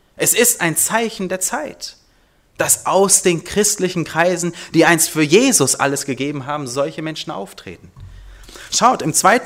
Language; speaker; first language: German; early bilingual, heritage; German